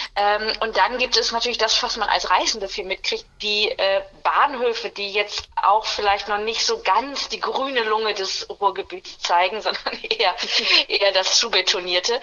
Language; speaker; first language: German; native; German